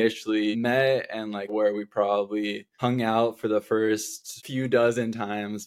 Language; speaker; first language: English; native; English